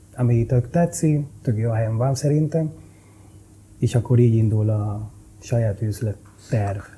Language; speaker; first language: Hungarian; non-native, fluent; Spanish